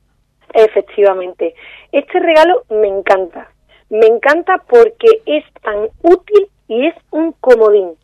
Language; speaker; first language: Spanish; native; Spanish